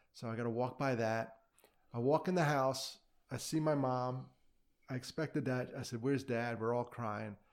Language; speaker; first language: English; native; English